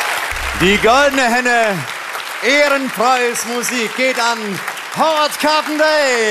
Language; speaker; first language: German; native; German